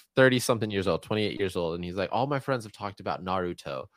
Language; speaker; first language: English; native; English